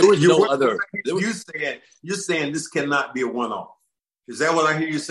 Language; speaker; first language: English; native; English